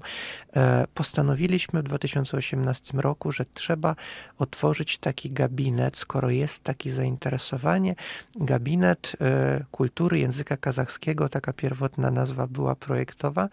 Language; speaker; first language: Polish; non-native, fluent; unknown